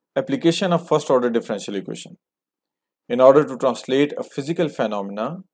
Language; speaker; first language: English; non-native, local second language; Hindi